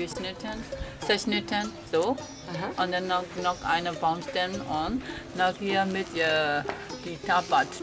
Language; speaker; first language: German; non-native, learner; Burmese